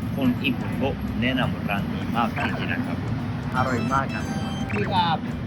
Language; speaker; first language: Thai; non-native, learner; Japanese